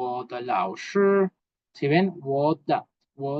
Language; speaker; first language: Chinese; non-native, fluent; Spanish